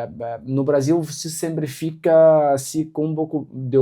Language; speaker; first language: Portuguese; non-native, local second language; Arabic